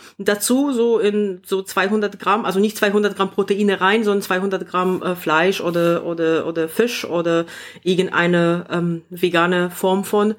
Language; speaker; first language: German; non-native, fluent; Polish